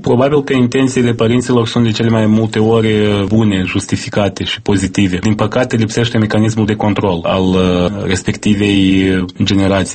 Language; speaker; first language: Romanian; native; Romanian